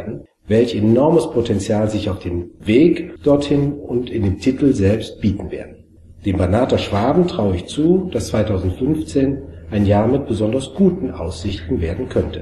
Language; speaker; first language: German; native; German